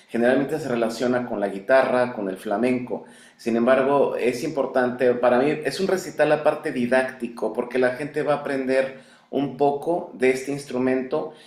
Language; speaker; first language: Spanish; native; Spanish